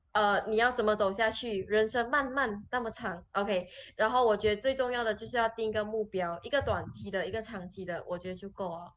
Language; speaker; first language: Chinese; native; Chinese